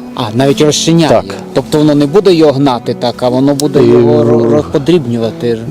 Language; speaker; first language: Ukrainian; native; Ukrainian